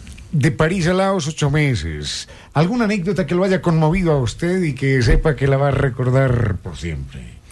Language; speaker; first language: Spanish; native; Spanish